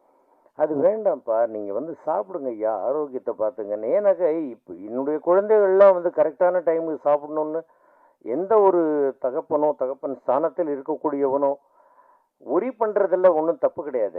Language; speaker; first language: Tamil; native; Tamil